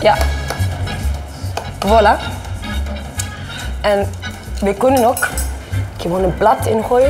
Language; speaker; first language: Dutch; non-native, fluent; Icelandic